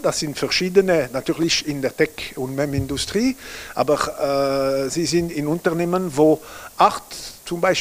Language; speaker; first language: German; non-native, local second language; French